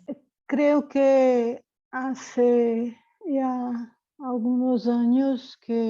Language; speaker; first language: Spanish; non-native, learner; Portuguese